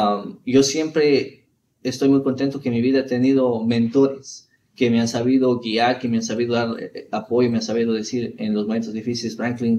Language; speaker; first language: Spanish; early bilingual, heritage; Spanish